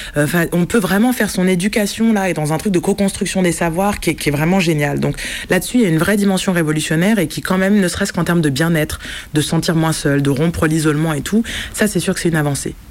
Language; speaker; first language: French; native; French